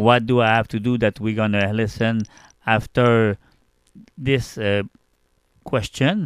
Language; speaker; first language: English; non-native, learner; French